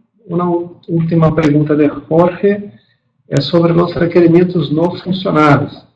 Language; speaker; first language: Spanish; non-native, fluent; Portuguese